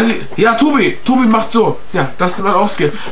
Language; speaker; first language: German; native; German